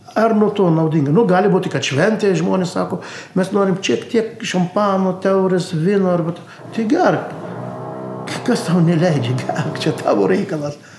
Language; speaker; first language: Lithuanian; non-native, learner; Arabic